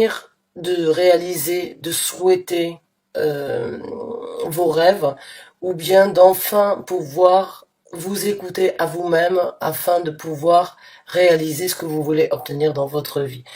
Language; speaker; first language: French; native; French